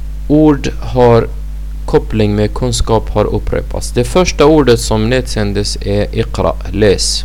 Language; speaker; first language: Swedish; non-native, fluent; Arabic